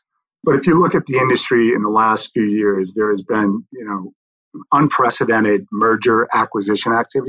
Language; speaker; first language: English; native; English